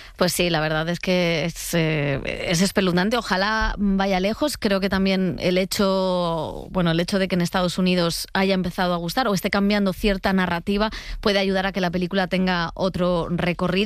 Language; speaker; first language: Spanish; native; Spanish